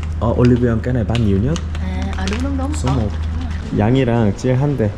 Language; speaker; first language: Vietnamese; non-native, learner; Korean